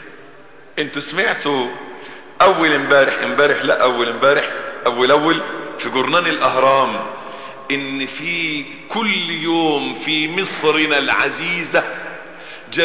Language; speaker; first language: Arabic; native; Arabic